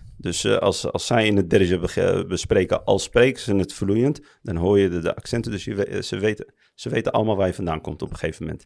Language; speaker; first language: Dutch; early bilingual, other home language; Arabic